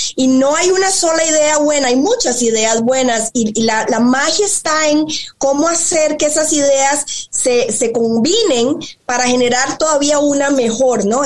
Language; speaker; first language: Spanish; native; Spanish